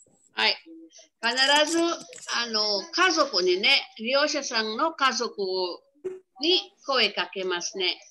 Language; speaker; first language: Japanese; non-native, fluent; Filipino